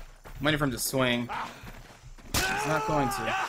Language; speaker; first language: English; native; English